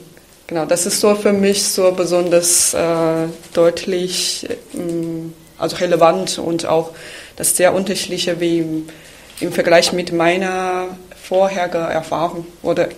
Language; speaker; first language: German; non-native, fluent; Chinese